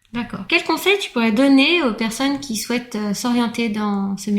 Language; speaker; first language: French; native; French